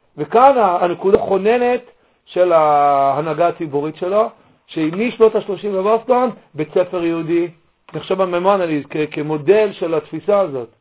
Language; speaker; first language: Hebrew; native; Hebrew